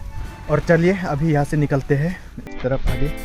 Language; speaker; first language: Hindi; non-native, local second language; Karbi